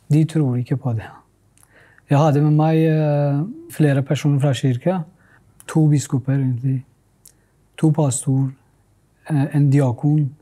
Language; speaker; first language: Norwegian; non-native, fluent; Kurdish